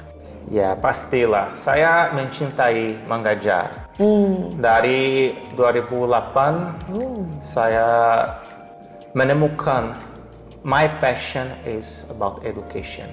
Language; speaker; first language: Indonesian; non-native, learner; Portuguese